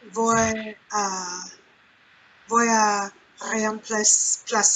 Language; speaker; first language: Spanish; non-native, learner; English